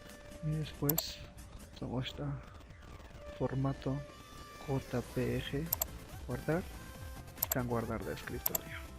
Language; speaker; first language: Spanish; non-native, local second language; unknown